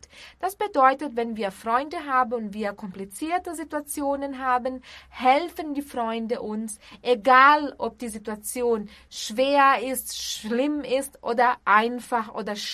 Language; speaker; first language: German; non-native, fluent; Portuguese